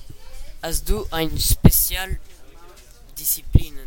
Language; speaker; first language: German; non-native, learner; French